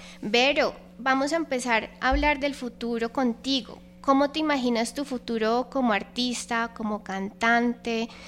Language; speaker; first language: Spanish; native; Spanish